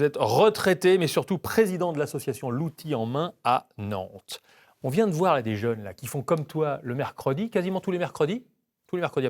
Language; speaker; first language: French; native; French